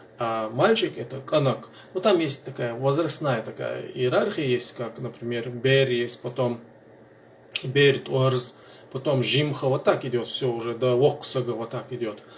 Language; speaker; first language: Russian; non-native, local second language; Chechen